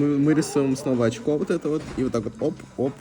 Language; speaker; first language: Russian; native; Russian